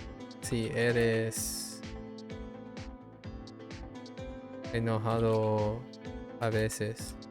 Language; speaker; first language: Spanish; non-native, learner; English